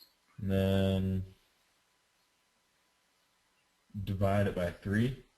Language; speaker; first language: English; native; English